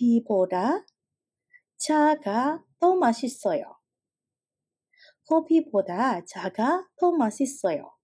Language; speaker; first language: Korean; non-native, fluent; Indonesian